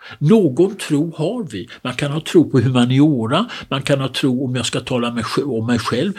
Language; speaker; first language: Swedish; native; Swedish